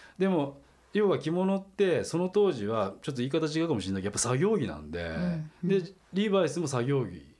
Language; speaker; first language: Japanese; native; Japanese